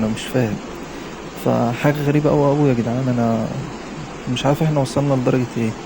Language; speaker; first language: Arabic; native; Arabic